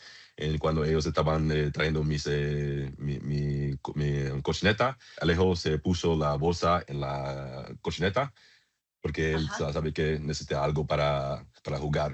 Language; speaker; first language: Spanish; non-native, learner; English